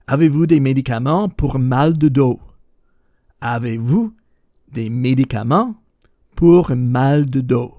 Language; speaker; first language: French; non-native, fluent; English